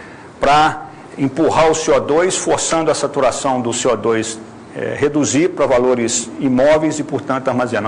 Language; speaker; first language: Portuguese; native; Portuguese